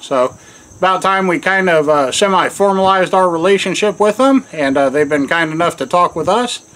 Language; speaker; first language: English; native; English